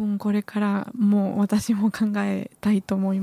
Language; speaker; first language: Japanese; non-native, learner; Spanish